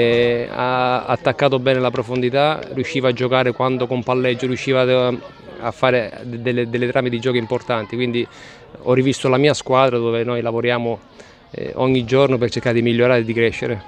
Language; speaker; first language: Italian; native; Italian